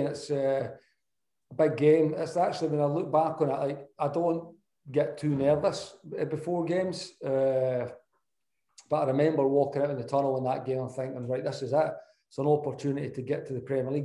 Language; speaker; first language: English; native; English